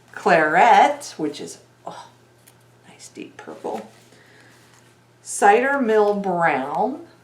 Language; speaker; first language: English; native; English